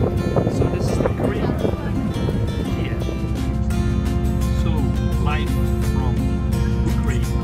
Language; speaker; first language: English; non-native, fluent; Dutch